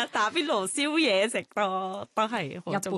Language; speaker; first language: Chinese; non-native, fluent; Thai